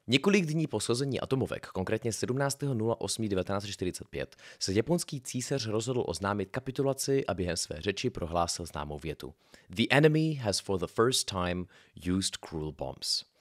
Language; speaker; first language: Czech; native; Czech